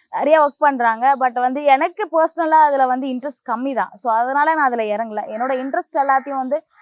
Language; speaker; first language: Tamil; native; Tamil